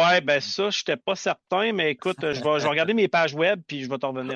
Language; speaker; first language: French; native; French